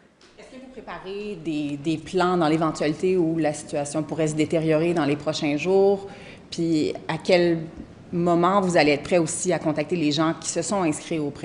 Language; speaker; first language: French; native; French